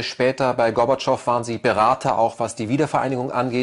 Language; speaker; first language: German; native; German